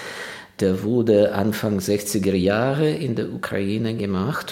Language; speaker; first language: German; non-native, fluent; Ukrainian